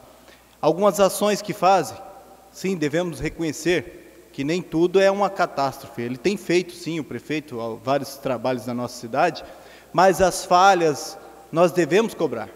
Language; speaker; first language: Portuguese; native; Portuguese